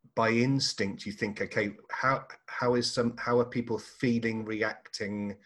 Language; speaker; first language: English; native; English